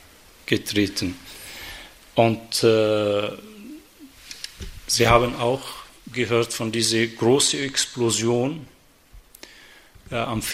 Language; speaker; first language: German; non-native, fluent; Arabic